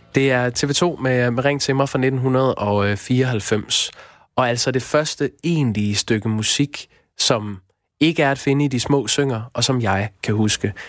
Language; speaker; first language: Danish; native; Danish